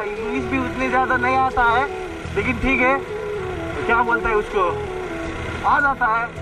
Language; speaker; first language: Hindi; non-native, learner; Nepali